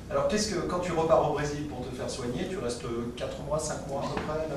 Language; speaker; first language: French; native; French